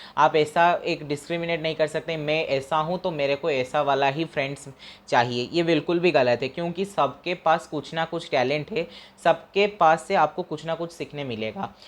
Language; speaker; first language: Hindi; non-native, local second language; Odia